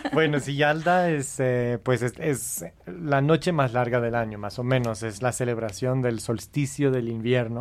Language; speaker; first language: Spanish; non-native, fluent; English